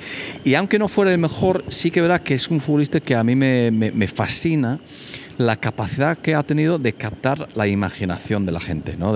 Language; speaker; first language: Spanish; non-native, fluent; English